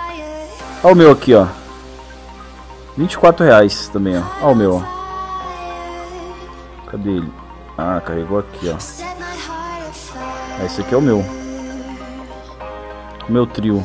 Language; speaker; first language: Portuguese; native; Portuguese